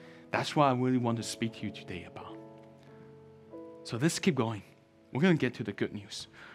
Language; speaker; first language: English; early bilingual, other home language; Chinese